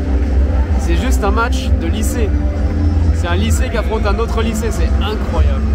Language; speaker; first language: French; native; French